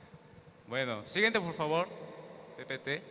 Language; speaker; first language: Spanish; non-native, learner; Korean